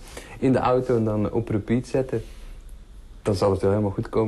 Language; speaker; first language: Dutch; early bilingual, other home language; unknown